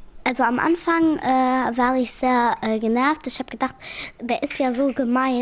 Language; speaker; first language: German; early bilingual, other home language; Arabic